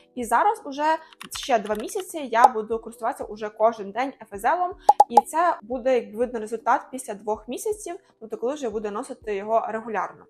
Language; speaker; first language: Ukrainian; non-native, local second language; Russian